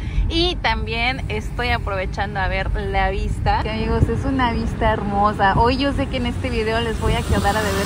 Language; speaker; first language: Spanish; native; Spanish